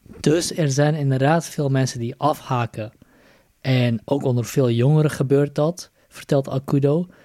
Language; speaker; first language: Dutch; native; Dutch